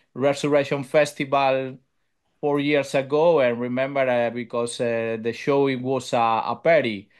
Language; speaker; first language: English; non-native, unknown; Spanish